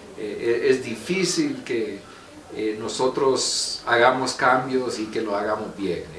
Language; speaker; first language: Spanish; non-native, local second language; English